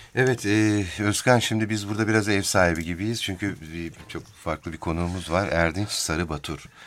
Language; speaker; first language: Turkish; native; Turkish